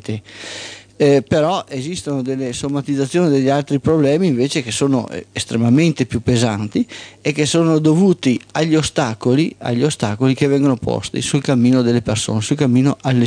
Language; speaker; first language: Italian; native; Italian